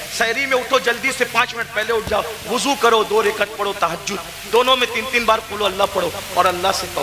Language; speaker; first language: Urdu; native; Urdu